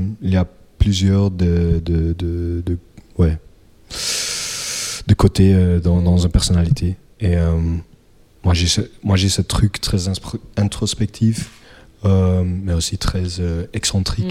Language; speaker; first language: French; non-native, local second language; Dutch